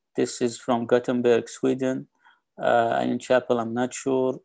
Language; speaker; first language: English; non-native, fluent; Arabic